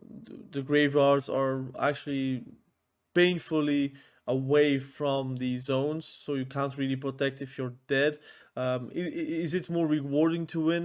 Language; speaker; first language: English; non-native, fluent; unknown